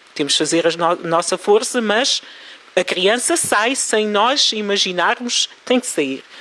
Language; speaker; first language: Portuguese; early bilingual, other home language; Kabuverdianu